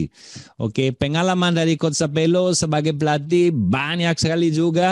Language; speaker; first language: Indonesian; non-native, fluent; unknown